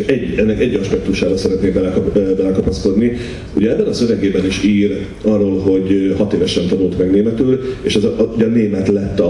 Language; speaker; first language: Hungarian; native; Hungarian